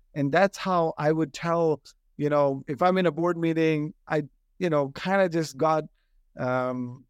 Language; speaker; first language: English; non-native, local second language; Hindi